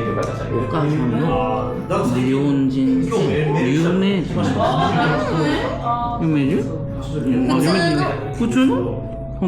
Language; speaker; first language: Japanese; non-native, learner; Korean